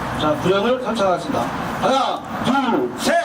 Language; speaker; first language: Korean; native; Korean